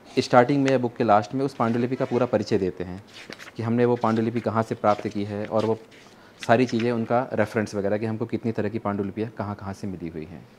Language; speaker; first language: Hindi; native; Hindi